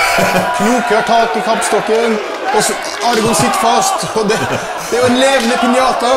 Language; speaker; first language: Norwegian; native; Norwegian